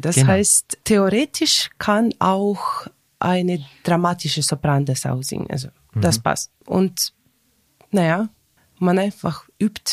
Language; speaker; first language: German; non-native, learner; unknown